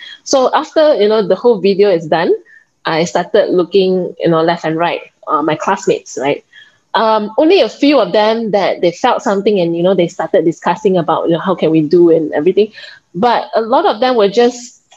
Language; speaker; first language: English; non-native, local second language; Min Nan Chinese